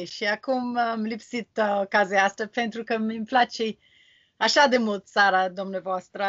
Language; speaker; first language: Romanian; non-native, learner; English